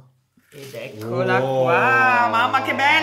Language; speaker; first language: Japanese; non-native, learner; Italian